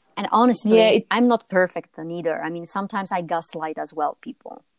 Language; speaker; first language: English; non-native, fluent; Italian